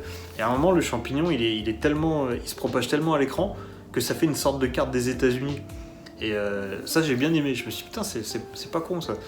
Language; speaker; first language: French; native; French